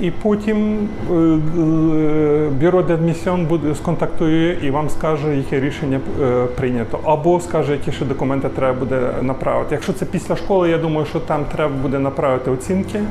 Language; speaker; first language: Ukrainian; native; Ukrainian